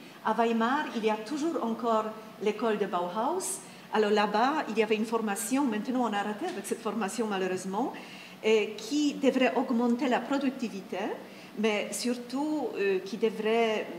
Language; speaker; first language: French; non-native, fluent; Polish